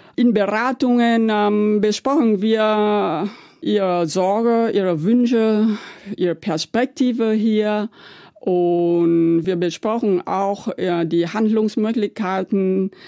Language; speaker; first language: German; non-native, fluent; Vietnamese